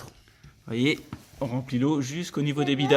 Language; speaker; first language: French; native; French